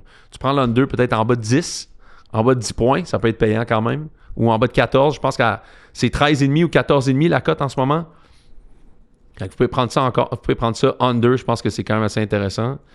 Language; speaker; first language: French; native; French